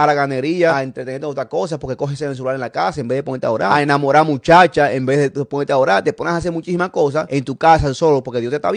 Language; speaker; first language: Spanish; native; Spanish